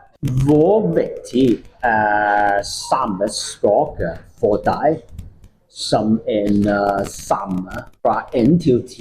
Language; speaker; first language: Norwegian; non-native, fluent; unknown